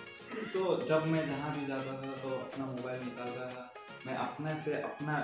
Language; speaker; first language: Hindi; non-native, local second language; Bangla